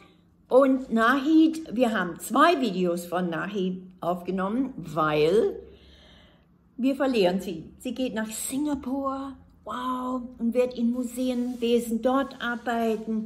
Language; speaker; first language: German; non-native, fluent; English